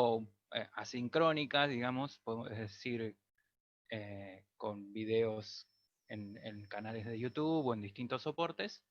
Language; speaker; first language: Spanish; native; Spanish